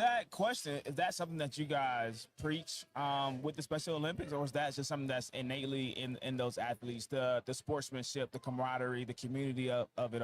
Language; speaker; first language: English; native; English